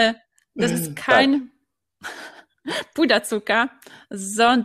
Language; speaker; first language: German; non-native, fluent; Polish